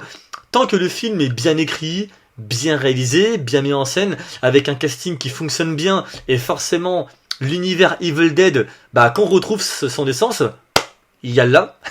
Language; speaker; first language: French; native; French